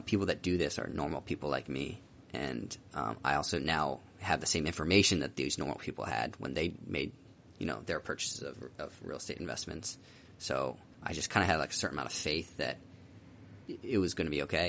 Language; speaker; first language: English; native; English